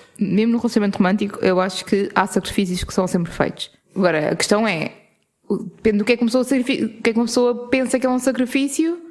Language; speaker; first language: Portuguese; native; Portuguese